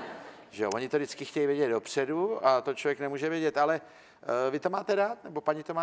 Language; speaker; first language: Czech; native; Czech